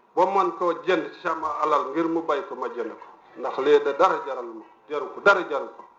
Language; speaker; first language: Wolof; non-native, local second language; Serer